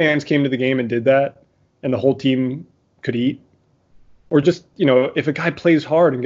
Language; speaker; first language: English; native; English